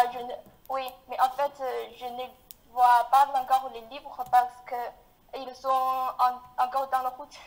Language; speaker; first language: French; non-native, fluent; Chinese